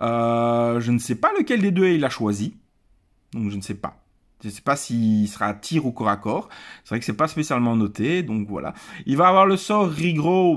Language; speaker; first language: French; native; French